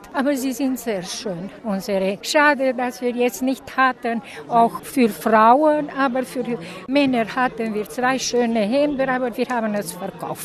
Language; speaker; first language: German; non-native, local second language; Romanian